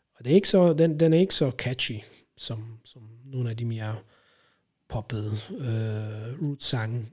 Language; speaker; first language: Danish; non-native, fluent; Polish